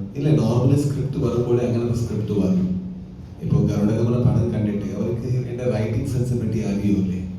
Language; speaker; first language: Malayalam; non-native, learner; Kannada